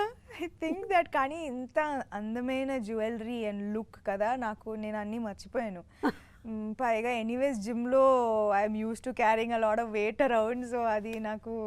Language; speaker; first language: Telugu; non-native, fluent; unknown